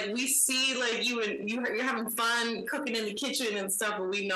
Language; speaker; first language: English; native; English